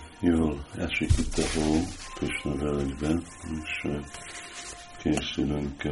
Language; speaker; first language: Hungarian; early bilingual, heritage; Hungarian